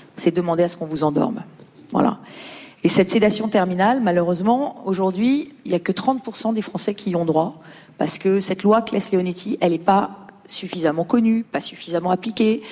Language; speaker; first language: French; native; French